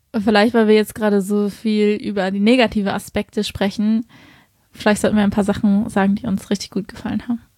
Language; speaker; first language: German; early bilingual, other home language; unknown